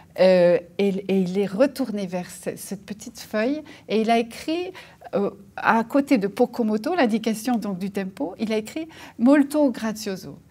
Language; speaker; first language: French; native; French